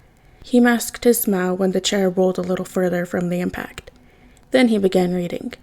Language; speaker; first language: English; native; English